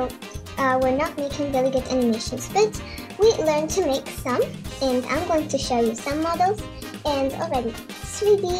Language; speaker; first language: English; non-native, learner; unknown